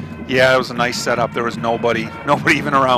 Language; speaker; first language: English; native; English